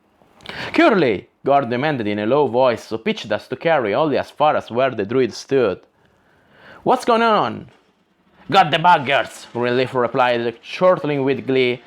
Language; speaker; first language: English; non-native, fluent; Italian